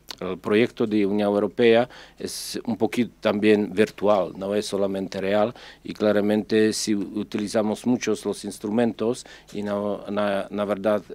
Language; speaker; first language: Spanish; non-native, fluent; Czech